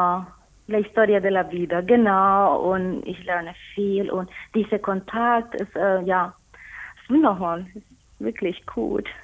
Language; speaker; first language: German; non-native, learner; Spanish